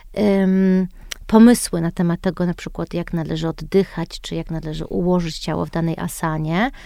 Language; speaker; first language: Polish; early bilingual, heritage; Polish